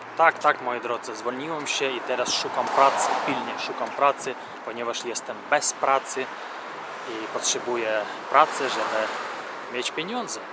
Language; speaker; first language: Polish; non-native, fluent; Russian